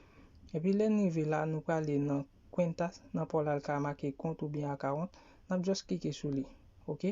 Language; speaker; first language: French; non-native, learner; Haitian Creole